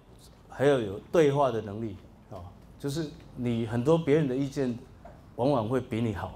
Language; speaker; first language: Chinese; native; Chinese